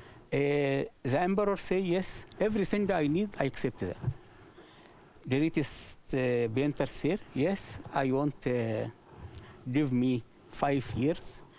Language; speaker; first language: English; non-native, learner; Arabic